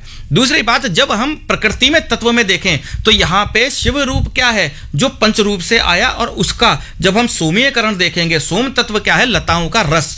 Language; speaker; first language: Hindi; native; Hindi